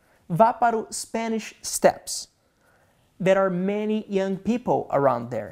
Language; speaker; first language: English; non-native, fluent; Portuguese